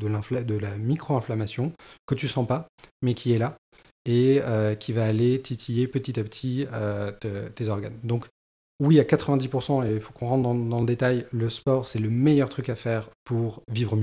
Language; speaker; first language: French; native; French